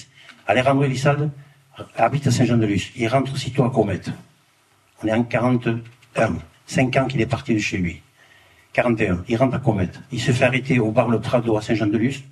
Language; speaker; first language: French; native; French